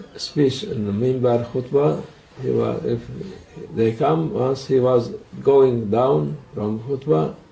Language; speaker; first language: English; non-native, learner; Turkish